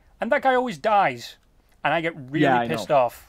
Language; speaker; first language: English; native; English